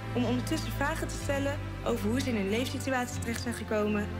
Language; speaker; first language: Dutch; native; Dutch